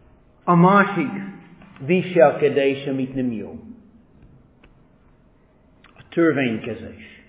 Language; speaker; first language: Hungarian; non-native, fluent; English